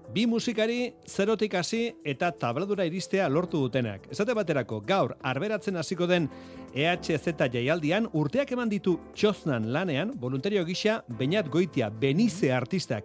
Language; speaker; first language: Basque; native; Basque